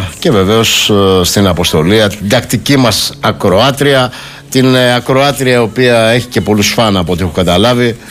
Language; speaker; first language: Greek; native; Greek